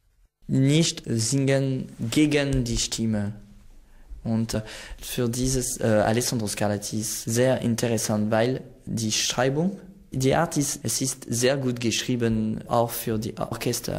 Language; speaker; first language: German; non-native, learner; French